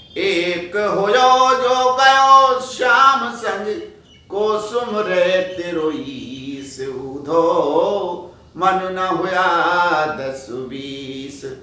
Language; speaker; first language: Hindi; native; Hindi